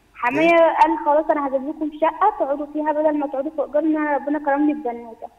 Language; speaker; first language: Arabic; native; Arabic